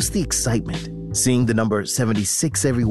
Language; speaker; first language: English; native; English